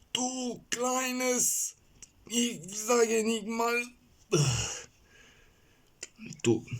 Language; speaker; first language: German; non-native, learner; Bulgarian